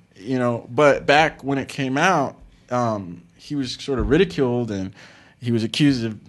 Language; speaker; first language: English; native; English